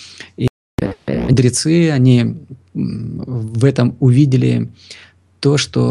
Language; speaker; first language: Russian; native; Russian